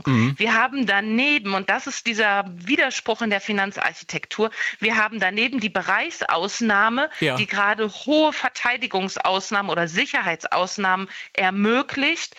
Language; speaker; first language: German; native; German